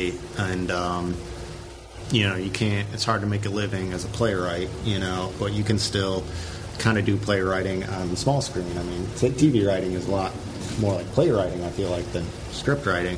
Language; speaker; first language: English; native; English